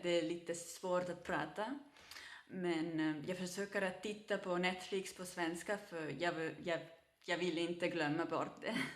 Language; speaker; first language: Swedish; non-native, local second language; Finnish